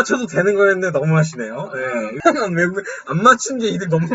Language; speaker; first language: Korean; native; Korean